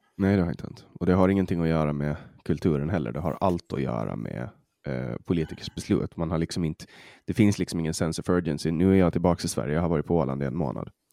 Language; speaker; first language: Swedish; native; Swedish